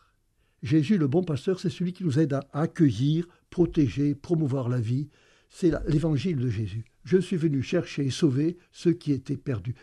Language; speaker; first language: French; native; French